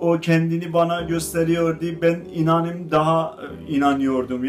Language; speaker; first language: Turkish; non-native, learner; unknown